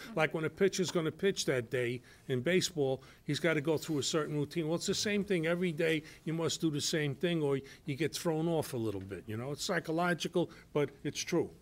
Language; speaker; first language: English; native; English